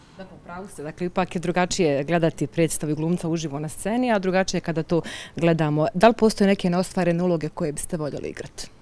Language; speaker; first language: Bosnian; native; Bosnian